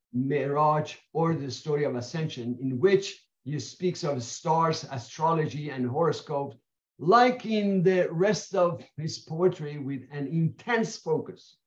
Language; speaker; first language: English; non-native, fluent; Persian